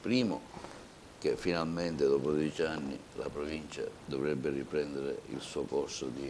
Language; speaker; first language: Italian; native; Italian